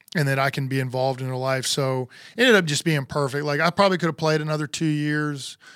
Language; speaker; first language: English; native; English